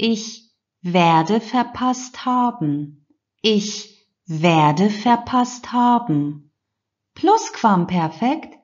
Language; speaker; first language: German; non-native, fluent; Turkish